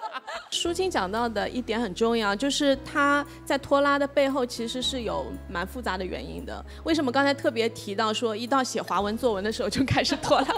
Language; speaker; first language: Chinese; native; Chinese